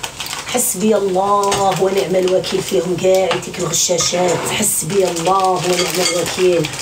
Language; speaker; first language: Arabic; native; Arabic